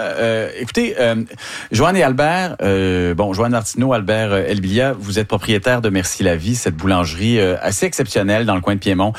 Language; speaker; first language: French; native; French